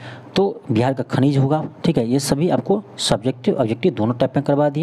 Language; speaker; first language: Hindi; native; Hindi